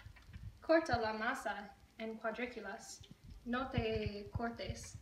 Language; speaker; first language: Spanish; non-native, learner; English